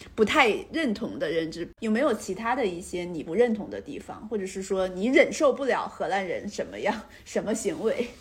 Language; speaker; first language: Chinese; native; Chinese